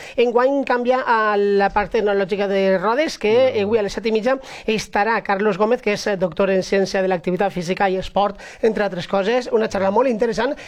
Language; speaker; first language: Catalan; native; Catalan